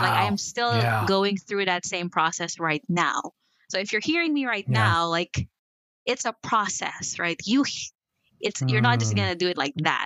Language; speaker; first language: English; non-native, local second language; Filipino